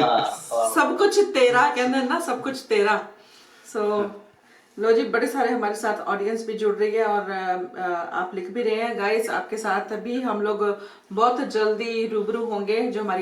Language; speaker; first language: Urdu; non-native, local second language; Punjabi